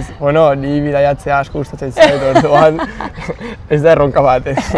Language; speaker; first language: Basque; non-native, local second language; Spanish